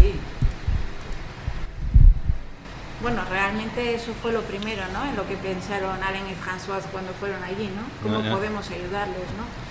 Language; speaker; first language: Spanish; native; Spanish